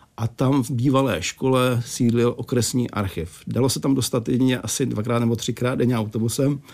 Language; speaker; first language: Czech; native; Czech